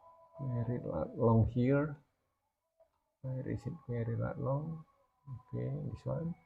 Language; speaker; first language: English; non-native, learner; Indonesian